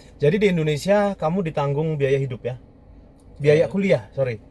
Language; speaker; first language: Indonesian; native; Indonesian